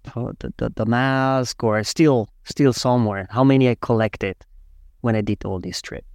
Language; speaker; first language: English; non-native, fluent; Italian